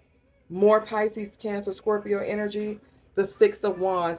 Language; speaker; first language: English; native; English